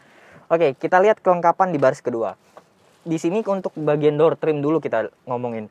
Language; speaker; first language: Indonesian; native; Indonesian